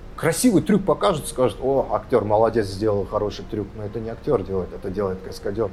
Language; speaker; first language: Russian; non-native, local second language; Kazakh